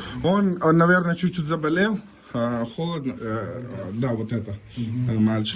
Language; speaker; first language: Russian; non-native, learner; Urdu